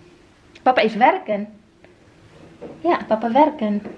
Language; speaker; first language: Dutch; non-native, learner; Filipino